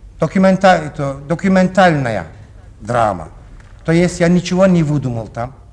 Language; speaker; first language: Russian; non-native, learner; Turkish